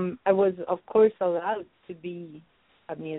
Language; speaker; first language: English; non-native, fluent; Italian